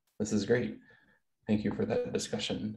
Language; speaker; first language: English; native; English